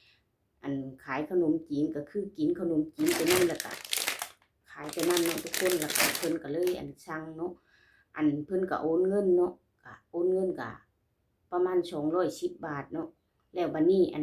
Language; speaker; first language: Thai; non-native, local second language; Lao